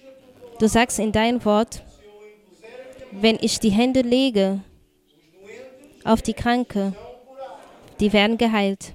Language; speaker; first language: German; non-native, fluent; Portuguese